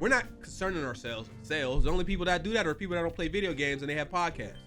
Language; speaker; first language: English; native; English